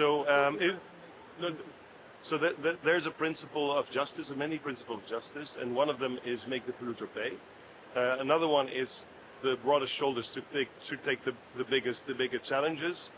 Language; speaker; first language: English; non-native, fluent; Dutch